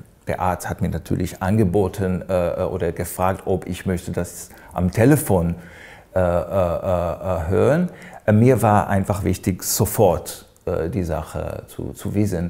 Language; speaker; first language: German; non-native, fluent; Hebrew